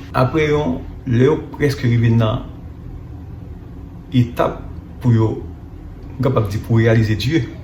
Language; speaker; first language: French; non-native, local second language; Haitian Creole